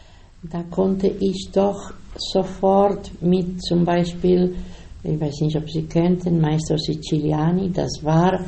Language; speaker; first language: German; non-native, learner; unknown